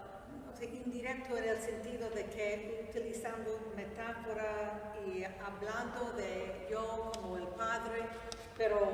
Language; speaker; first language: Spanish; non-native, fluent; English